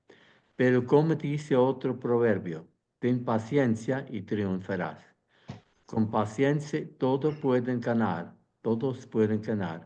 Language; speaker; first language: Spanish; non-native, fluent; Swiss German